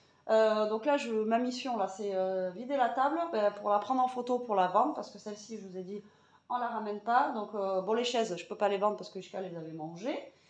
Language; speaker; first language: French; native; French